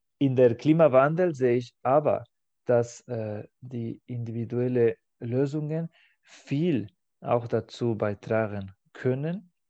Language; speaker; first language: German; non-native, fluent; Spanish